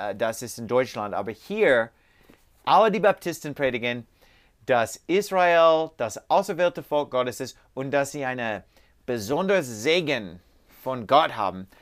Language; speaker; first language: German; non-native, learner; English